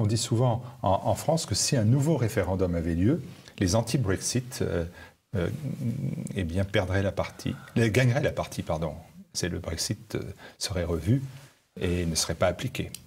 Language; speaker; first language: French; native; French